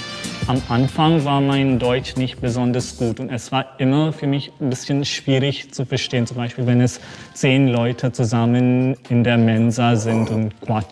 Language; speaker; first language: German; non-native, fluent; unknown